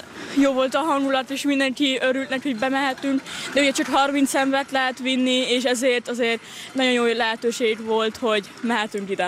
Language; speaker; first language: Hungarian; non-native, local second language; German